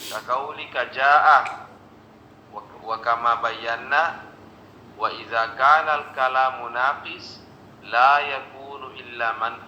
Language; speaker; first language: Arabic; non-native, fluent; Indonesian